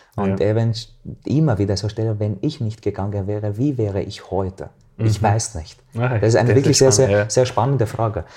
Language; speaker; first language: German; non-native, fluent; Arabic